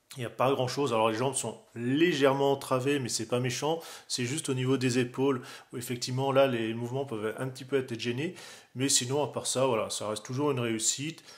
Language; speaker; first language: French; native; French